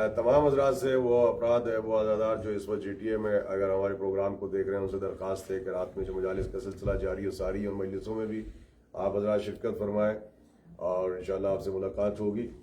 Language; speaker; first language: Urdu; native; Urdu